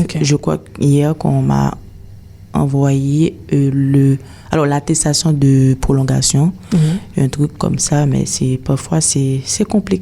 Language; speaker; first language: French; non-native, local second language; Haitian Creole